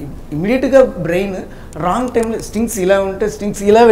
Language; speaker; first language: Telugu; non-native, learner; Tamil